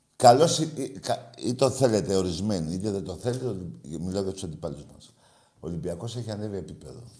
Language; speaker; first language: Greek; native; Greek